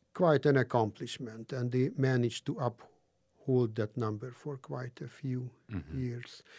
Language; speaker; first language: English; non-native, fluent; Hungarian